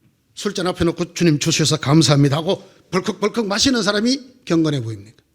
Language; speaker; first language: Korean; native; Korean